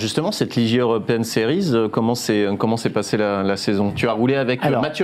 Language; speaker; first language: French; native; French